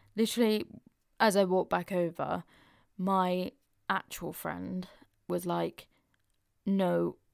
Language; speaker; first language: English; native; English